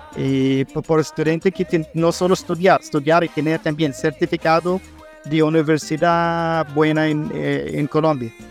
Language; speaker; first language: Spanish; non-native, learner; Arabic